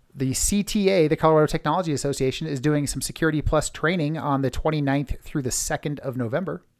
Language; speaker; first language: English; native; English